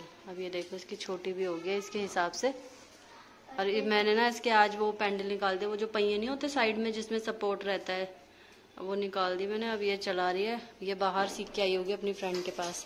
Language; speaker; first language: Hindi; native; Hindi